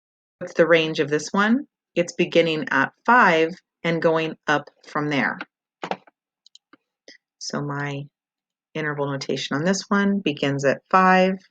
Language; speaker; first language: English; native; English